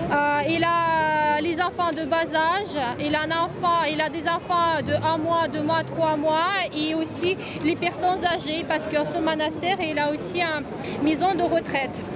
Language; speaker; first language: French; non-native, fluent; Russian